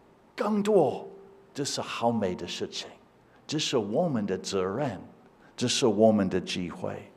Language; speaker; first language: Chinese; non-native, fluent; English